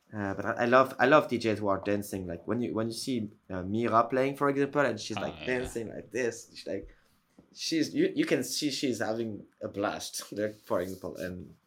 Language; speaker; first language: English; non-native, fluent; French